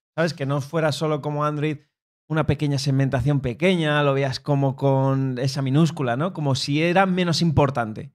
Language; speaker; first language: Spanish; native; Spanish